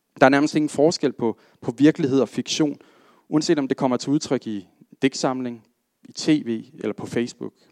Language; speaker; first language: Danish; native; Danish